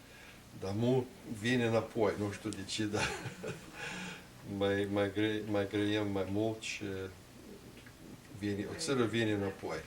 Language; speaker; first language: Romanian; early bilingual, heritage; Romanian